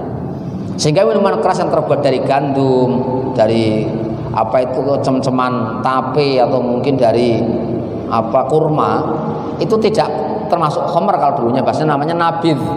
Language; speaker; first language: Indonesian; native; Indonesian